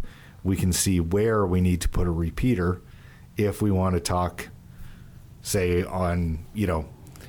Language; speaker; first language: English; native; English